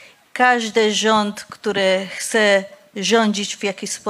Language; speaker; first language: Polish; non-native, fluent; Persian